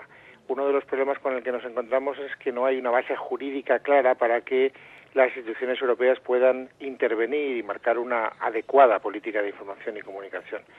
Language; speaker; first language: Spanish; native; Spanish